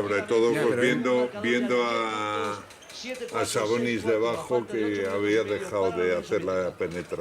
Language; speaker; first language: Spanish; native; Spanish